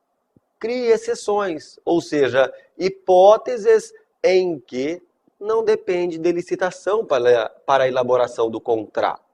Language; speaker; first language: Portuguese; native; Portuguese